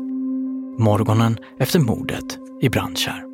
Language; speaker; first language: Swedish; native; Swedish